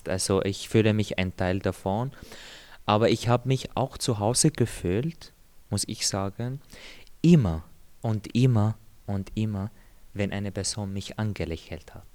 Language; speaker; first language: German; non-native, fluent; Arabic